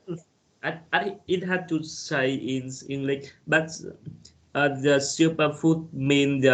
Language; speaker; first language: English; non-native, learner; Vietnamese